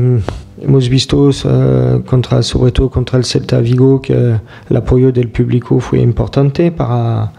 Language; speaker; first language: Spanish; non-native, fluent; French